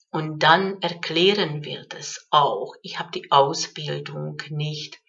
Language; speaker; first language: German; non-native, fluent; Hungarian